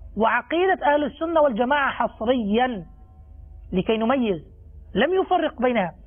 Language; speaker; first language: Arabic; non-native, fluent; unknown